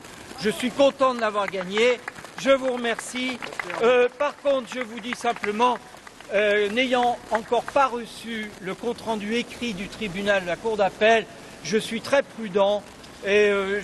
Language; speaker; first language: French; native; French